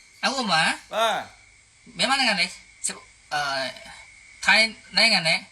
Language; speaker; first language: Burmese; non-native, learner; Khmer